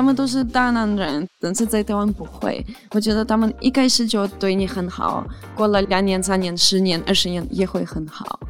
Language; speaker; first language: Chinese; non-native, fluent; Ukrainian